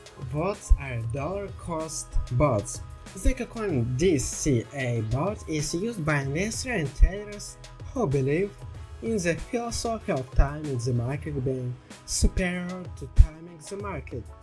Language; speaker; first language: English; non-native, learner; Russian